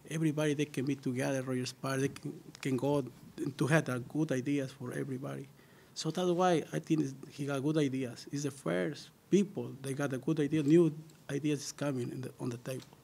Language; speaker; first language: English; non-native, learner; Spanish